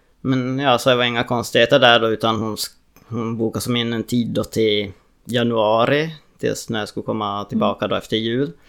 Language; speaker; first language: Swedish; native; Swedish